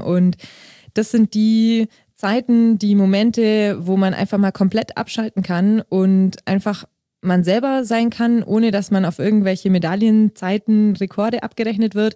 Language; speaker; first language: German; native; German